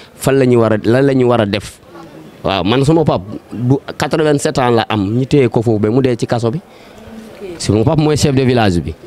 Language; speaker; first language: Wolof; non-native, local second language; Jola-Fonyi